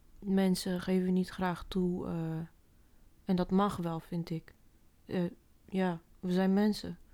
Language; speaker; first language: Dutch; early bilingual, other home language; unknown